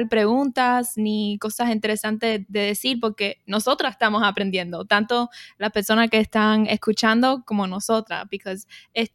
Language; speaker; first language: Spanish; early bilingual, heritage; Spanish